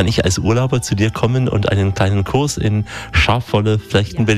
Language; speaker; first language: German; native; German